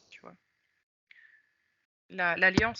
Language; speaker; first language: French; native; French